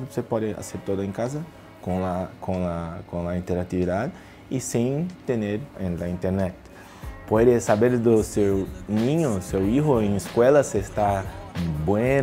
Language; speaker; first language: Spanish; non-native, learner; Portuguese